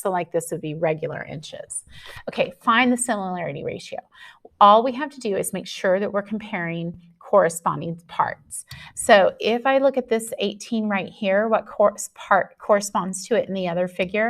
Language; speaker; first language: English; native; English